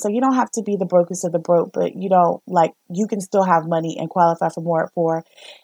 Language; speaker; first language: English; native; English